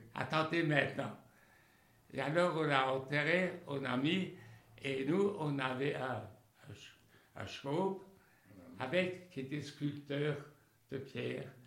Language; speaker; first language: French; native; French